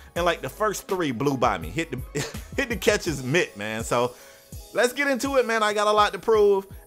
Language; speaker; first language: English; native; English